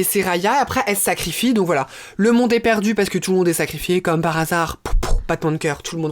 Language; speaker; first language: French; native; French